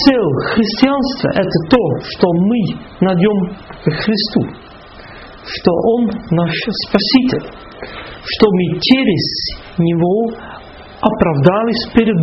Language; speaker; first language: Russian; non-native, fluent; Dutch